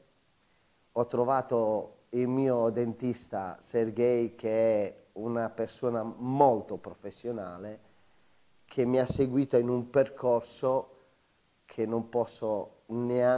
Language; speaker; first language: Italian; native; Italian